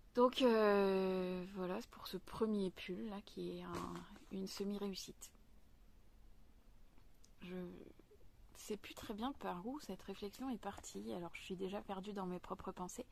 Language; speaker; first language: French; native; French